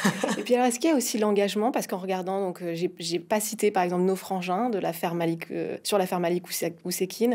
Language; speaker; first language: French; native; French